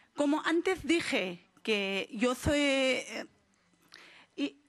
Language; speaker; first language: Spanish; non-native, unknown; Urdu